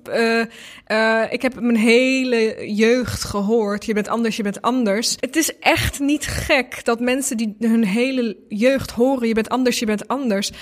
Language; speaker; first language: Dutch; early bilingual, other home language; Bosnian